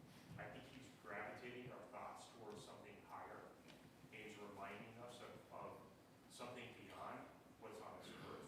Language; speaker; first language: English; native; English